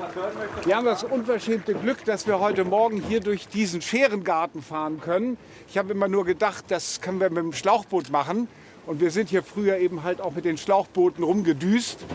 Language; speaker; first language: German; native; German